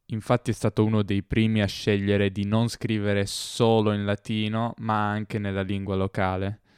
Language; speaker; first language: Italian; native; Italian